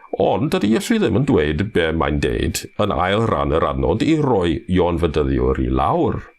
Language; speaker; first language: Welsh; non-native, fluent; English